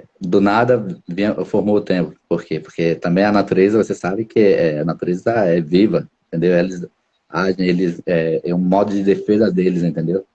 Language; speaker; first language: Portuguese; non-native, local second language; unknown